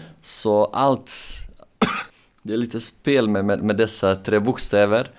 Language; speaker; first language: Swedish; non-native, local second language; Bosnian